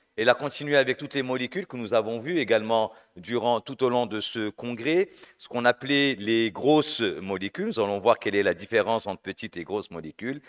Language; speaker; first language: French; non-native, local second language; Arabic